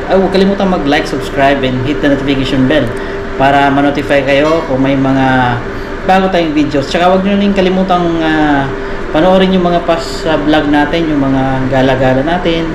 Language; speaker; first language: Filipino; non-native, local second language; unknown